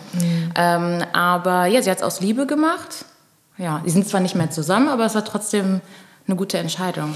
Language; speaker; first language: German; early bilingual, other home language; Portuguese